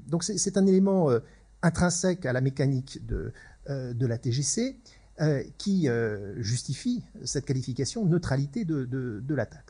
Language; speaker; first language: French; native; French